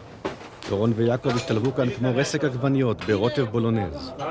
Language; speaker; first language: Hebrew; native; Hebrew